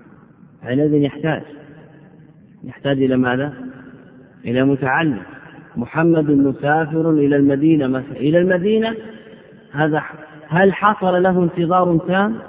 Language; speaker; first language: Arabic; native; Arabic